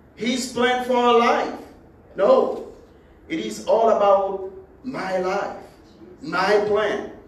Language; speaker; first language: English; non-native, fluent; Haitian Creole